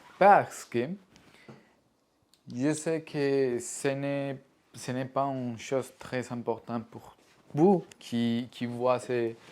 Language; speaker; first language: French; non-native, learner; Spanish